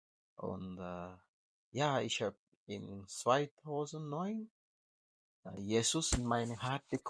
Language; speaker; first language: German; non-native, learner; English